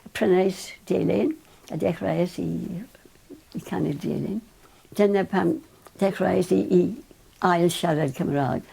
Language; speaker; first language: Welsh; non-native, local second language; English